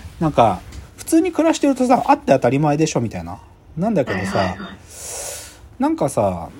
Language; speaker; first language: Japanese; native; Japanese